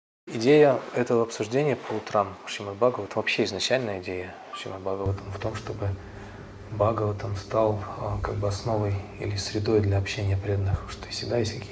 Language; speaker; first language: Russian; native; Russian